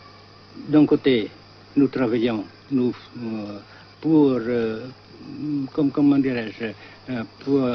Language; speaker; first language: French; non-native, fluent; Vietnamese